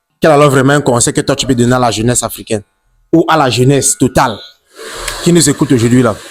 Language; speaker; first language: French; non-native, local second language; English